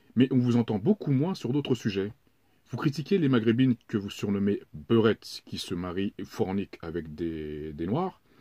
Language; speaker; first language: French; native; French